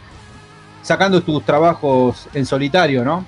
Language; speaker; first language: Spanish; native; Spanish